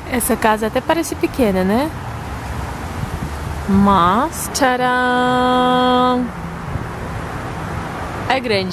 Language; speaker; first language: Portuguese; non-native, fluent; Russian